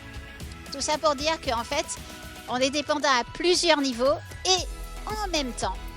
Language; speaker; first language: French; native; French